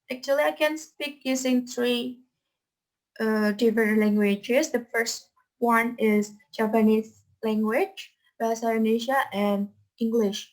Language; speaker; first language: English; non-native, fluent; Indonesian